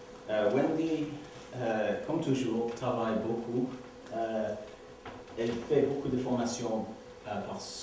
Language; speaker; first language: French; non-native, learner; English